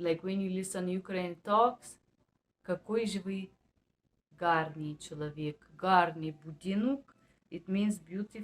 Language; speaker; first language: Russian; non-native, fluent; Bulgarian